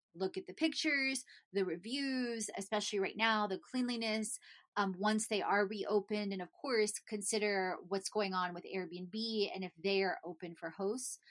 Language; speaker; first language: English; early bilingual, other home language; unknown